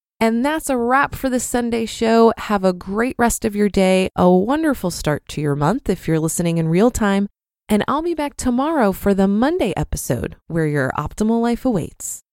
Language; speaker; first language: English; native; English